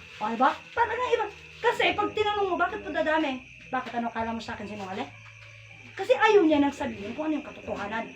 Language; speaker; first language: Filipino; non-native, local second language; Iloko